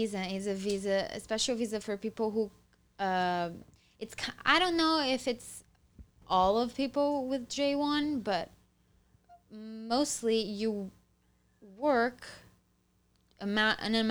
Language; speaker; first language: English; non-native, fluent; Portuguese